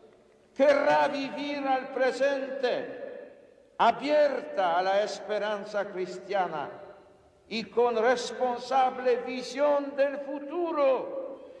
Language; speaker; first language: Spanish; non-native, fluent; Polish